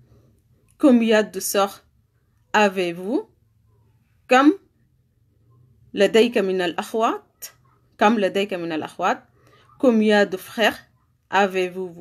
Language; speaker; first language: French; non-native, learner; Arabic